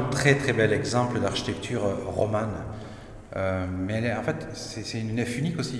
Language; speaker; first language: French; native; French